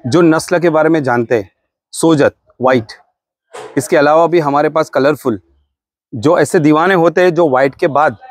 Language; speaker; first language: Hindi; non-native, local second language; Gujarati